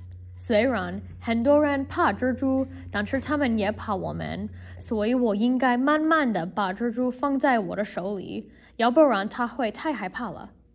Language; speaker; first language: Chinese; non-native, learner; English